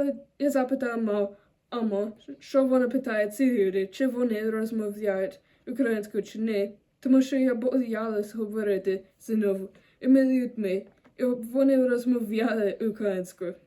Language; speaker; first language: Ukrainian; non-native, learner; German